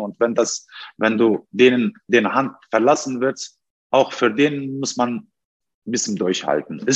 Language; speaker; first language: German; non-native, learner; Turkish